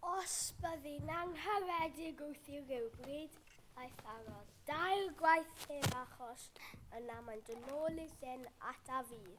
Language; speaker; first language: Welsh; native; Welsh